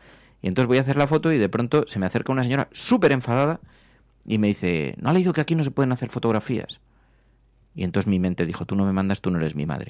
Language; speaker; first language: Spanish; native; Spanish